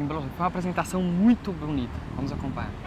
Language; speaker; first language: Portuguese; native; Portuguese